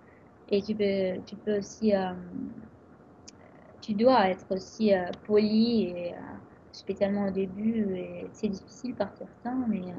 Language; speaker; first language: French; non-native, fluent; Italian